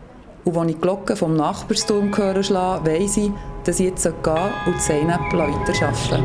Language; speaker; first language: German; native; German